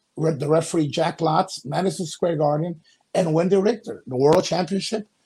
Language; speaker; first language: English; early bilingual, other home language; Spanish